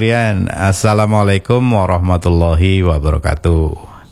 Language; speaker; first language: Indonesian; non-native, local second language; Javanese